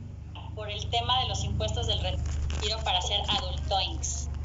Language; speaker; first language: Spanish; native; Spanish